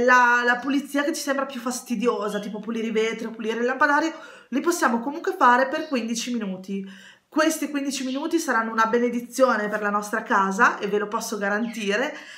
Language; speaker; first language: Italian; native; Italian